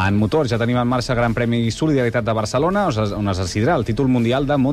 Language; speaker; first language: Catalan; native; Catalan